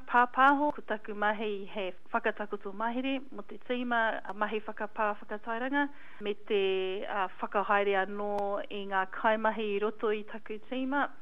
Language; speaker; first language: Māori; non-native, local second language; English